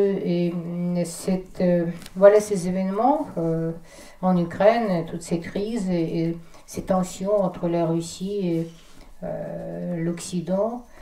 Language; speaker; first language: French; non-native, fluent; Russian